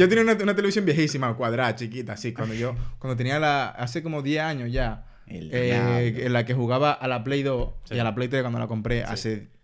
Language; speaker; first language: Spanish; native; Spanish